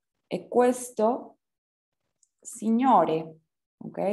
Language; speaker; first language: Italian; non-native, fluent; Spanish